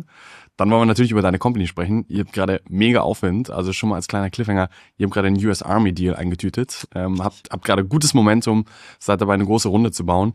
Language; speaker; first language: German; native; German